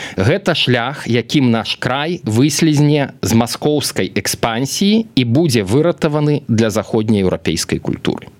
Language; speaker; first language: Belarusian; native; Belarusian